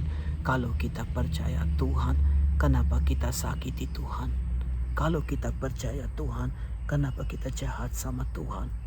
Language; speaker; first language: Indonesian; non-native, fluent; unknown